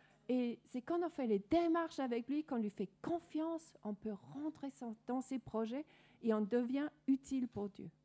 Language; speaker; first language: French; non-native, fluent; Danish